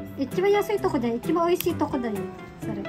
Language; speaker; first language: Japanese; non-native, fluent; Filipino